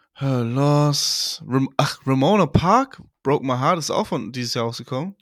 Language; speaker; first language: German; native; German